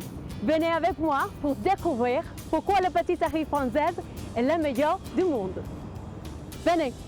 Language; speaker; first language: French; non-native, fluent; Spanish